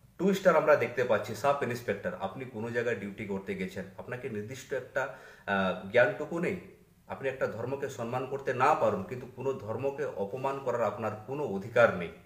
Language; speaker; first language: Bangla; non-native, local second language; Santali